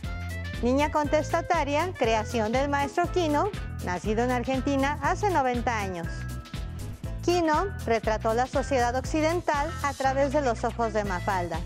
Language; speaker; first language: Spanish; native; Spanish